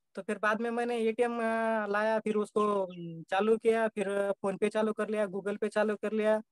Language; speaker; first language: Hindi; non-native, local second language; Marathi